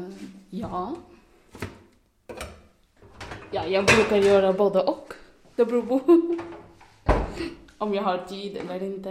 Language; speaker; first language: Swedish; non-native, learner; Arabic